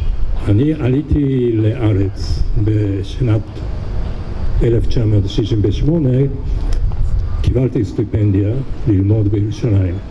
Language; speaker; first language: Hebrew; non-native, fluent; Japanese